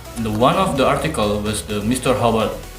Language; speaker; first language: English; non-native, learner; Indonesian